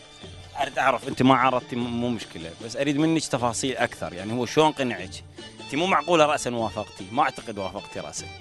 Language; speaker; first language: Arabic; native; Arabic